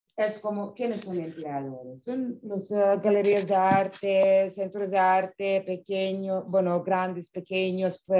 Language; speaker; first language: Spanish; non-native, fluent; Serbian